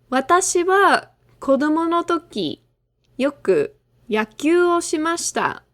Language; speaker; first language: Japanese; non-native, fluent; English